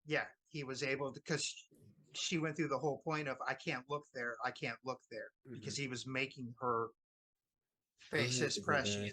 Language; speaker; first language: English; native; English